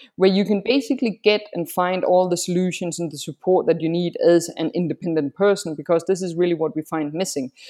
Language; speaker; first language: English; non-native, fluent; Danish